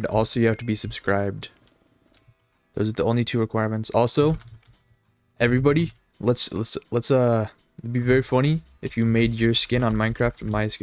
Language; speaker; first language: English; native; English